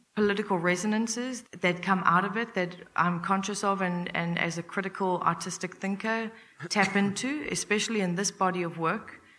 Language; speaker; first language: English; native; English